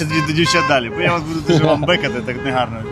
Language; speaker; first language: Ukrainian; native; Ukrainian